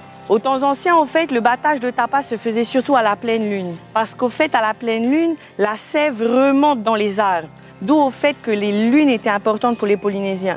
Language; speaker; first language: French; native; French